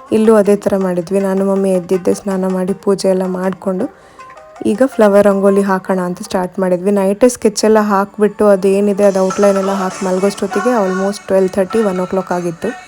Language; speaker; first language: Kannada; non-native, local second language; Malayalam